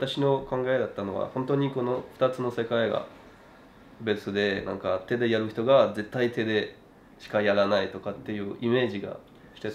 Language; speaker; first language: Japanese; non-native, learner; French